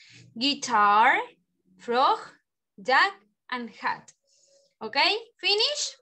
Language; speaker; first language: English; non-native, learner; Spanish